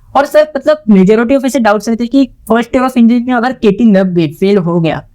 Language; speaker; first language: Hindi; non-native, local second language; Marathi